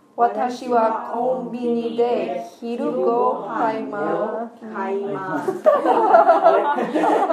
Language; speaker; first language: Japanese; non-native, learner; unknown